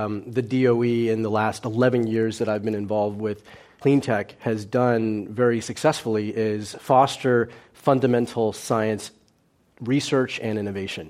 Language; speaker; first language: English; early bilingual, other home language; Cantonese